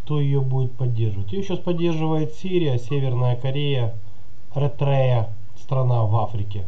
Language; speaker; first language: Russian; native; Russian